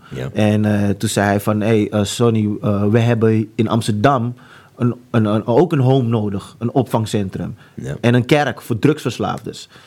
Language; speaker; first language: Dutch; native; Dutch